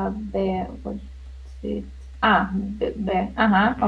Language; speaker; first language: English; non-native, learner; Russian